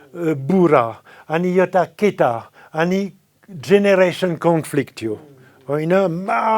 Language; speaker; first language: Nepali; non-native, fluent; French